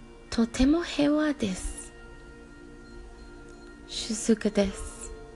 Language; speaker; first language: Japanese; non-native, learner; English